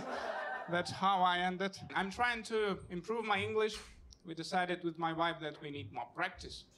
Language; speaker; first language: English; non-native, fluent; Russian